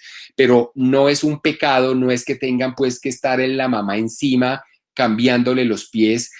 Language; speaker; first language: Spanish; native; Spanish